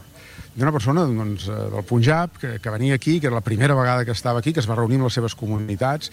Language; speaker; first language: Catalan; native; Catalan